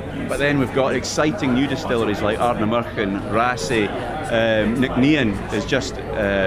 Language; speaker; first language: English; native; English